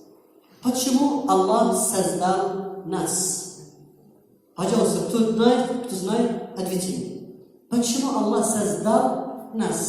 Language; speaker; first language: Russian; non-native, learner; Arabic